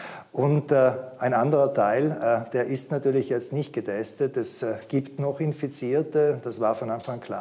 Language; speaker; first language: German; native; German